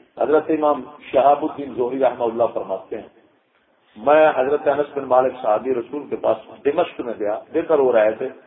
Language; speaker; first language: Urdu; non-native, local second language; Punjabi